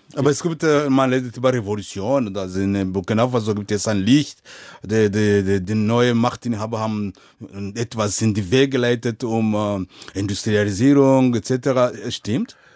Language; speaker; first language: German; non-native, fluent; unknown